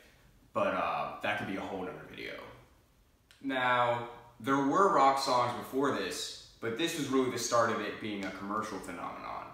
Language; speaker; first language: English; native; English